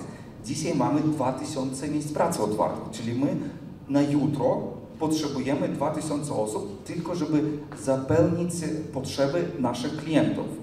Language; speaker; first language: Polish; non-native, fluent; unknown